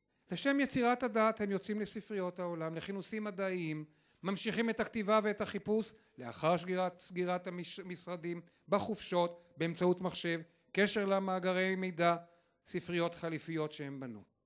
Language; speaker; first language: Hebrew; native; Hebrew